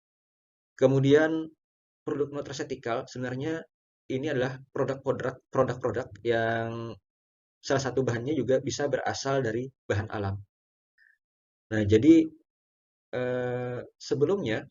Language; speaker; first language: Indonesian; native; Indonesian